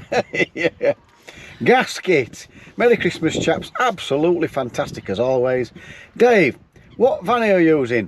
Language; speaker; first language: English; native; English